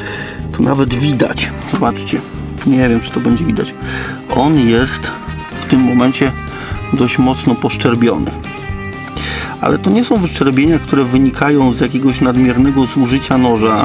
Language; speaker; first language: Polish; native; Polish